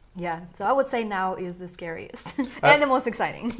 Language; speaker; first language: English; early bilingual, other home language; Russian